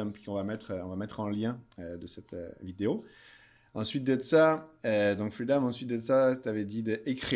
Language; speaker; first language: French; native; French